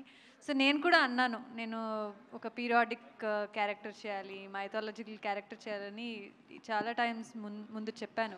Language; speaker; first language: Telugu; non-native, local second language; Kannada